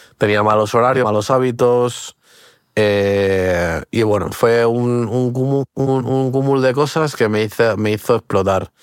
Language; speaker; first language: Spanish; early bilingual, other home language; Portuguese